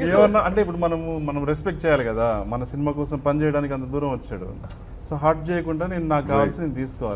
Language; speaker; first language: Telugu; native; Telugu